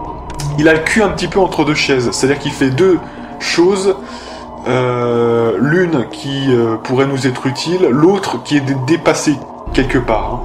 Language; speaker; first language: French; native; French